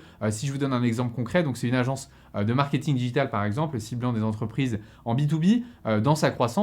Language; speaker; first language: French; native; French